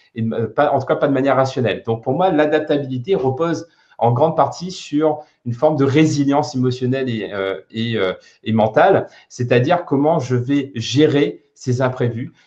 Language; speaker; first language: French; native; French